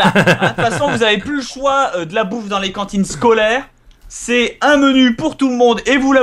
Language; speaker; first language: French; native; French